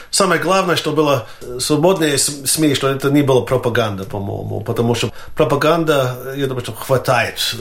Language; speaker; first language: Russian; non-native, fluent; Latvian